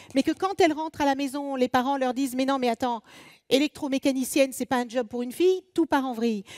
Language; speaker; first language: French; native; French